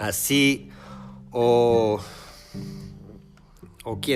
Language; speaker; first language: Spanish; non-native, fluent; English